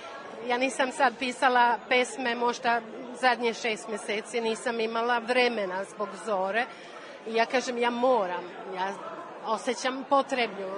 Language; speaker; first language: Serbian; non-native, learner; Swedish